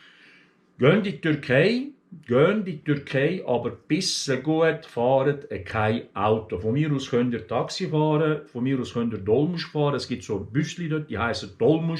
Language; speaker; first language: German; early bilingual, other home language; Turkish